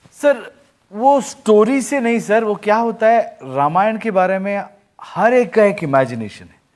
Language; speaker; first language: Hindi; non-native, local second language; Kannada